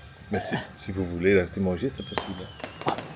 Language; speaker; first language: French; non-native, local second language; Dutch